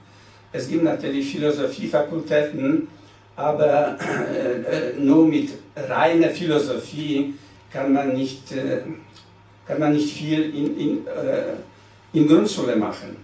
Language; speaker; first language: German; non-native, fluent; Polish